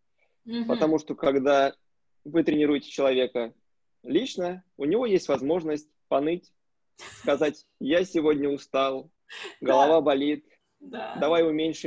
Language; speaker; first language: Russian; native; Russian